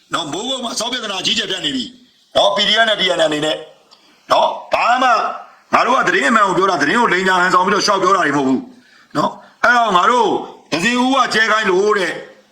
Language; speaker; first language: Burmese; native; Burmese